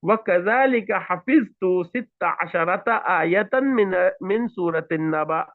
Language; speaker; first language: Arabic; non-native, fluent; Hindi